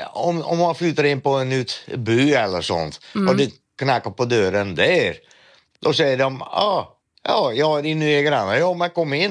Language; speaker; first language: Swedish; non-native, learner; Dutch